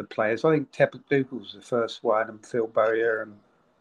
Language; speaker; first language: English; native; English